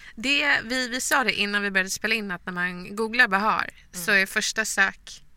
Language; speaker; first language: Swedish; native; Swedish